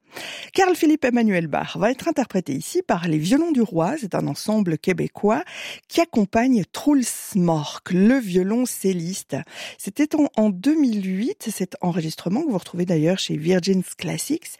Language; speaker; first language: French; native; French